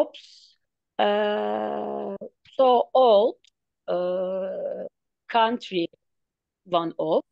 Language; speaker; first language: English; non-native, learner; Turkish